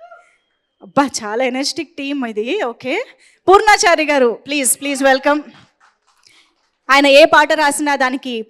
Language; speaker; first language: Telugu; native; Telugu